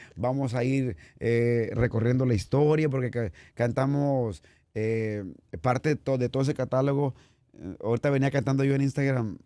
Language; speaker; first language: Spanish; native; Spanish